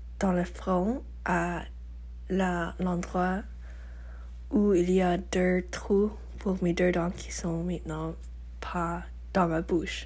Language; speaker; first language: French; non-native, learner; English